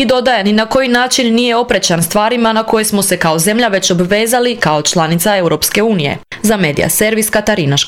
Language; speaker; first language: Croatian; native; Croatian